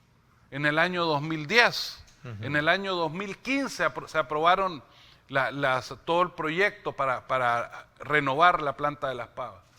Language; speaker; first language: Spanish; native; Spanish